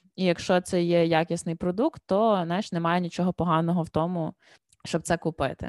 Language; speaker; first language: Ukrainian; native; Ukrainian